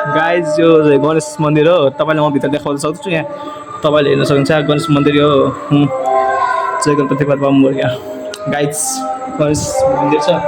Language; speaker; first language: Nepali; non-native, local second language; Rana Tharu